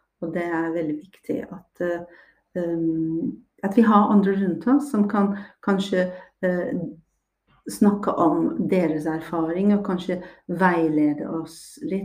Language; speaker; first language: Norwegian; non-native, fluent; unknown